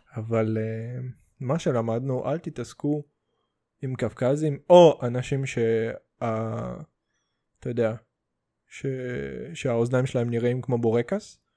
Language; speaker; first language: Hebrew; early bilingual, other home language; Russian